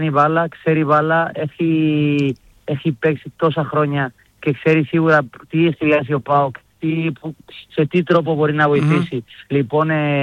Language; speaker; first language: Greek; non-native, learner; Spanish